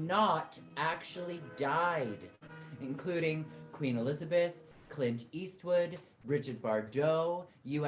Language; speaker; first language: English; native; English